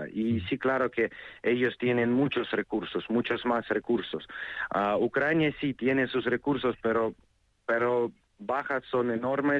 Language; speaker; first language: Spanish; non-native, fluent; Ukrainian